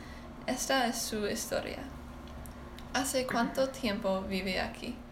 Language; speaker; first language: Spanish; non-native, learner; English